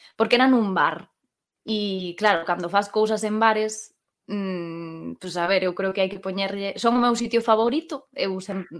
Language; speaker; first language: Galician; non-native, local second language; Spanish